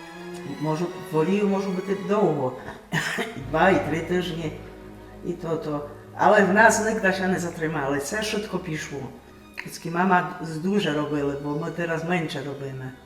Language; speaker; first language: Polish; non-native, local second language; Rusyn